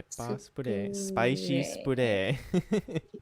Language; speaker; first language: Japanese; non-native, fluent; English